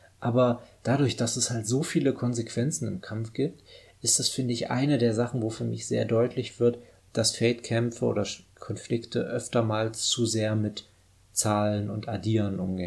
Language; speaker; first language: German; native; German